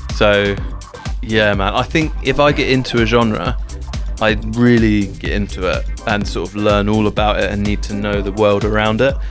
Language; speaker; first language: English; native; English